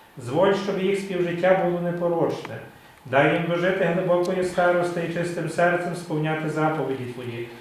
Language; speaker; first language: Ukrainian; native; Ukrainian